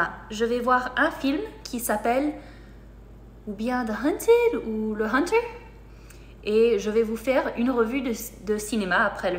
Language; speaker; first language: French; non-native, fluent; English